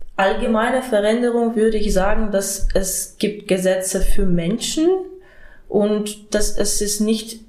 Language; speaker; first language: German; non-native, fluent; Ukrainian